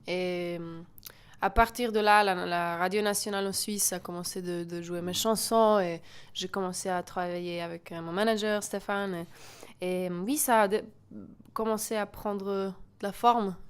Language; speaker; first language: French; non-native, local second language; German